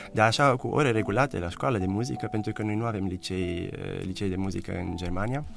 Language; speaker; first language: Romanian; early bilingual, heritage; Romanian